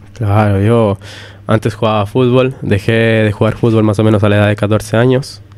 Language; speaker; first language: Spanish; early bilingual, heritage; Italian